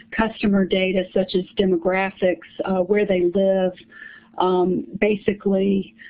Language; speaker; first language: English; native; English